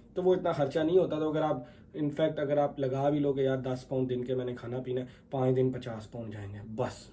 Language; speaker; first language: Urdu; native; Urdu